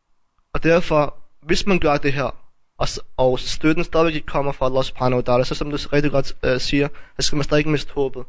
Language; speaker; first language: Danish; early bilingual, other home language; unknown